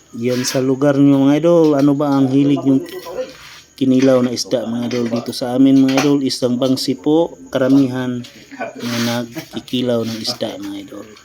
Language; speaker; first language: Filipino; non-native, local second language; Cebuano